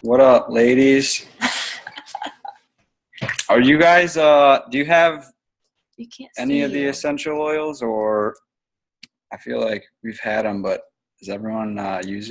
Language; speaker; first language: English; native; English